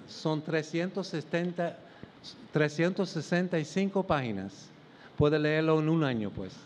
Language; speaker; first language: Spanish; non-native, fluent; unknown